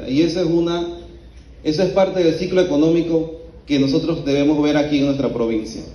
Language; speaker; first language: Spanish; native; Spanish